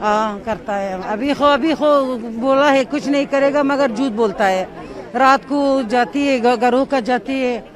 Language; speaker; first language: Hindi; non-native, learner; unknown